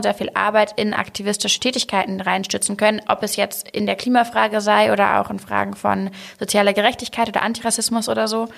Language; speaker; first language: German; native; German